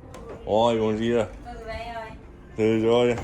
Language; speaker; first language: Portuguese; non-native, learner; German